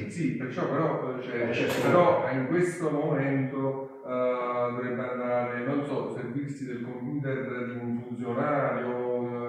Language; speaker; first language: Italian; native; Italian